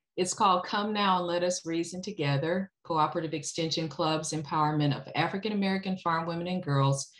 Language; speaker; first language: English; native; English